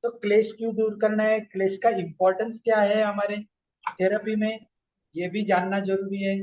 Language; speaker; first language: Hindi; non-native, local second language; Marathi